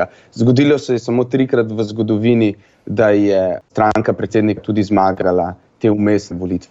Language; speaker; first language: Slovenian; native; Slovenian